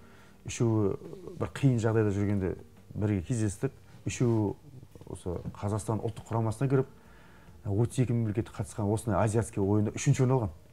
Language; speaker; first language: Kazakh; native; Kazakh